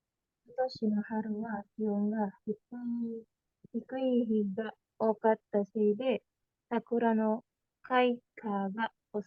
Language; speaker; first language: Japanese; non-native, learner; Indonesian